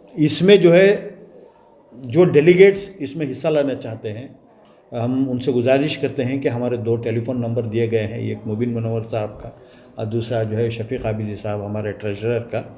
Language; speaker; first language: Hindi; non-native, local second language; Urdu